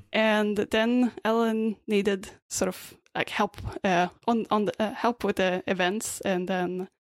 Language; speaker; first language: English; non-native, fluent; Swedish